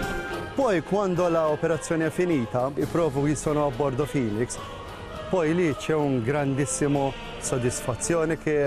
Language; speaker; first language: Italian; non-native, fluent; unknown